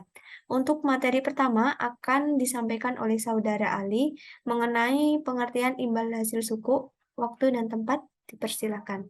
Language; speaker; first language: Indonesian; native; Indonesian